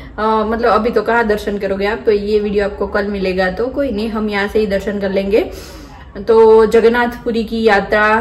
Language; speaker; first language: Hindi; non-native, local second language; Gujarati